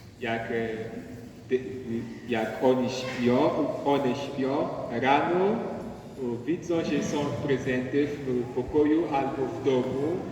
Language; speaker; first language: Polish; non-native, learner; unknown